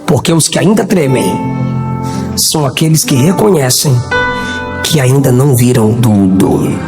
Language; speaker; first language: Portuguese; native; Portuguese